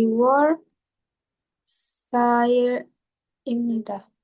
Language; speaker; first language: Korean; non-native, learner; Indonesian